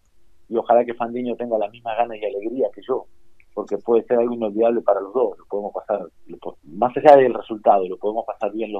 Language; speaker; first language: Spanish; native; Spanish